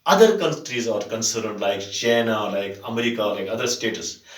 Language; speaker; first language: English; non-native, local second language; Kashmiri